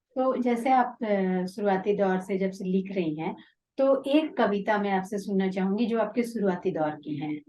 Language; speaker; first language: Hindi; native; Hindi